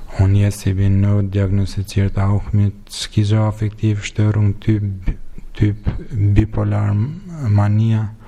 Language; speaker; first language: German; non-native, learner; Albanian